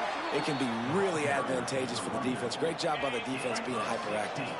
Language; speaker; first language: English; native; English